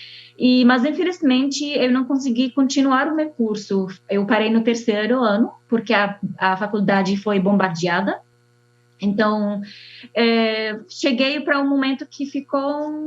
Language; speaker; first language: Portuguese; non-native, fluent; Arabic